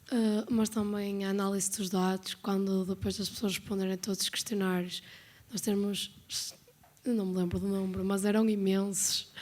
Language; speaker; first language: Portuguese; native; Portuguese